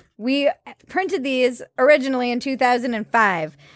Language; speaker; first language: English; native; English